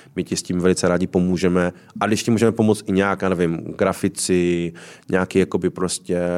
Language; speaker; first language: Czech; native; Czech